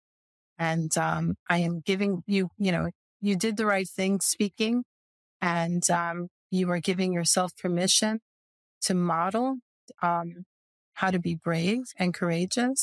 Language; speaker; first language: English; native; English